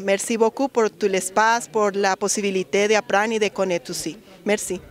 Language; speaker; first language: French; non-native, fluent; Spanish